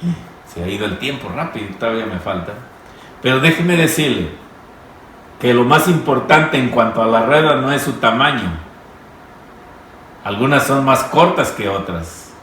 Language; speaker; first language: Spanish; native; Spanish